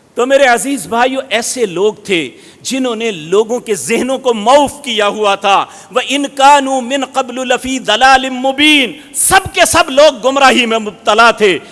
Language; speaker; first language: Urdu; non-native, local second language; Punjabi